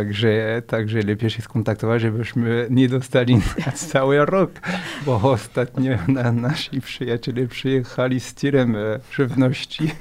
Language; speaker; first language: Polish; non-native, fluent; French